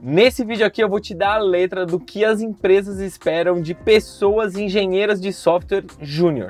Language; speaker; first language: Portuguese; native; Portuguese